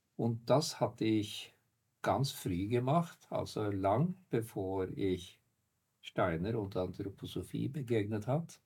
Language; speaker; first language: German; non-native, fluent; Norwegian